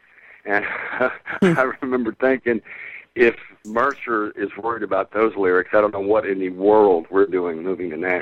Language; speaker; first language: English; native; English